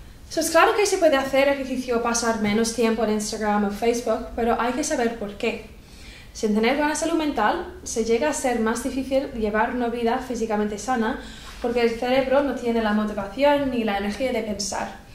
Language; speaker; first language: Spanish; non-native, fluent; English